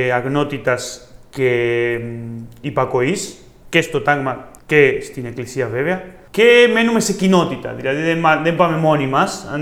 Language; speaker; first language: Greek; non-native, fluent; Spanish